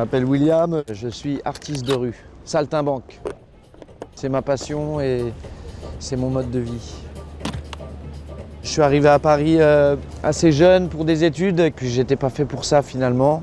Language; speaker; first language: French; native; French